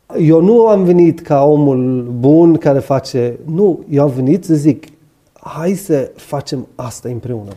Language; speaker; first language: Romanian; non-native, fluent; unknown